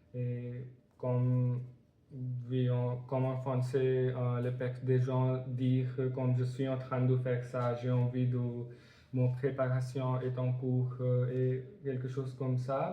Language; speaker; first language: French; non-native, learner; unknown